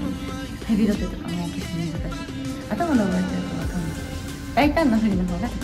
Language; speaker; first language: Japanese; native; Japanese